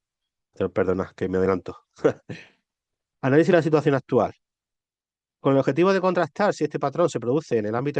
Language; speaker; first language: Spanish; native; Spanish